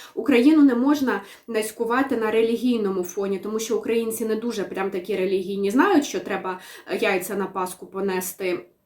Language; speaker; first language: Ukrainian; non-native, local second language; Russian